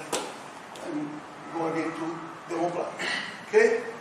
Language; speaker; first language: English; non-native, learner; Portuguese